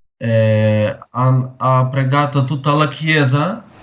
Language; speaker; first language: Italian; non-native, learner; Ukrainian